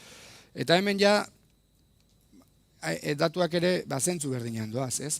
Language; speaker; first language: Basque; native; Basque